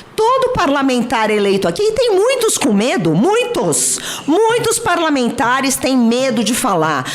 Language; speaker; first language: Portuguese; native; Portuguese